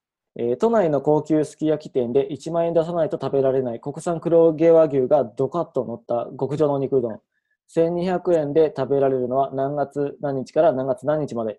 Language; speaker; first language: Japanese; native; Japanese